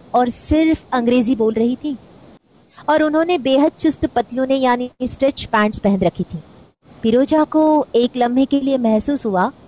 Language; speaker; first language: Urdu; non-native, local second language; Marathi